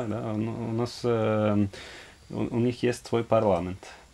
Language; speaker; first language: Russian; non-native, fluent; Norwegian